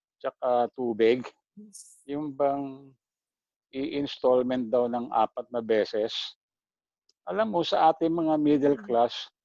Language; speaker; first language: Filipino; native; Filipino